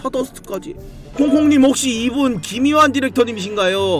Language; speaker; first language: Korean; native; Korean